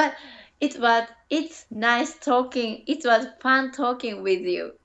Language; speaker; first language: English; non-native, learner; Japanese